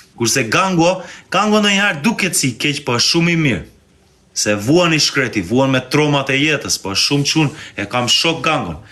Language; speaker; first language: Albanian; early bilingual, heritage; Albanian